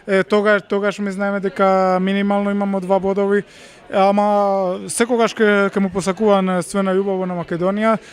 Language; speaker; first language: Macedonian; non-native, learner; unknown